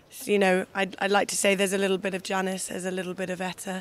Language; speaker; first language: English; native; English